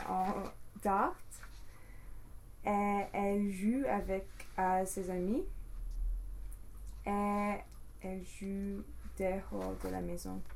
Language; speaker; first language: French; non-native, learner; English